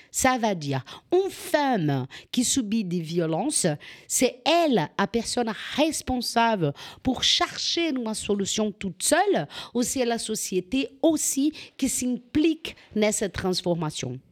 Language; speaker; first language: French; non-native, fluent; Portuguese